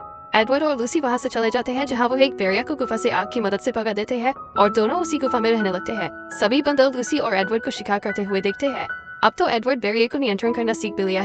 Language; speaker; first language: Hindi; native; Hindi